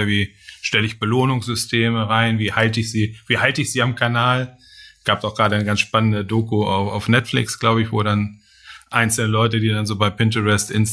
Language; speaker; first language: German; native; German